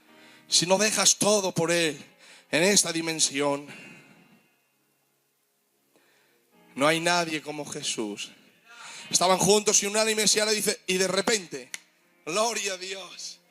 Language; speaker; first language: Spanish; native; Spanish